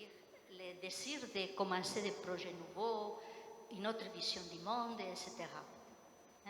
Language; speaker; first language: French; non-native, fluent; Spanish